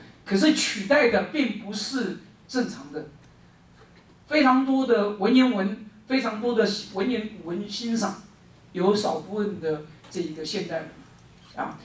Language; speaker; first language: Chinese; native; Chinese